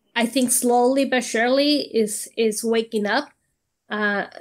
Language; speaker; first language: English; non-native, fluent; Spanish